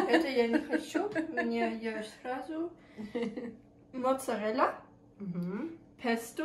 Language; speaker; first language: Russian; early bilingual, heritage; Russian